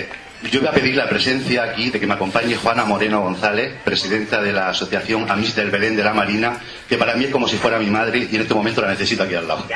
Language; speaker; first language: Spanish; native; Spanish